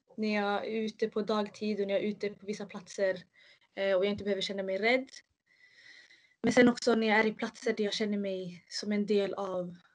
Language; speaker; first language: Swedish; early bilingual, other home language; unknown